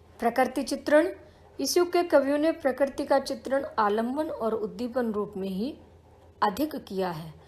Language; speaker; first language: Hindi; native; Hindi